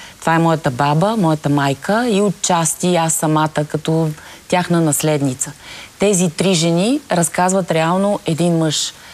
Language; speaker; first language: Bulgarian; native; Bulgarian